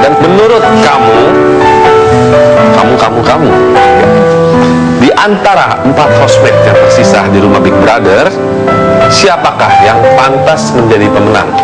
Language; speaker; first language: Indonesian; native; Indonesian